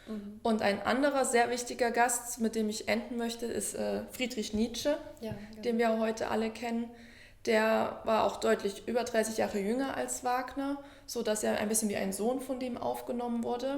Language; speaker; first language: German; native; German